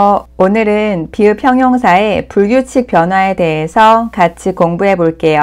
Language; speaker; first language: Korean; non-native, learner; Chinese